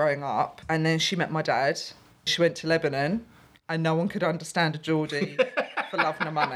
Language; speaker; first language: English; native; English